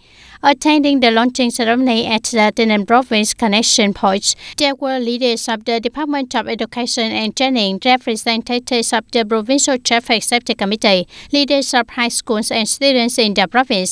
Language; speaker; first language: English; non-native, fluent; Vietnamese